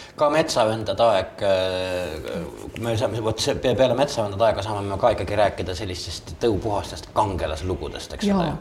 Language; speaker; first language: Estonian; native; Estonian